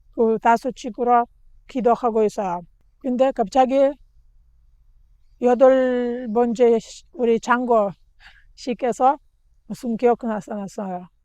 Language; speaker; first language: Korean; non-native, learner; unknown